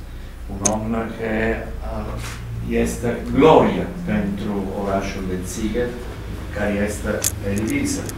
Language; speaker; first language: Romanian; non-native, learner; Italian